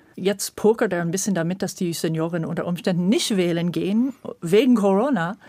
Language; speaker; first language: German; non-native, fluent; English